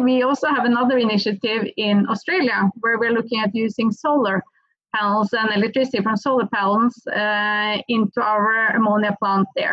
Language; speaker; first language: English; non-native, fluent; Norwegian